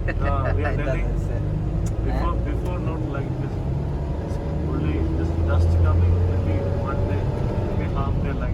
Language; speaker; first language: English; non-native, learner; Tamil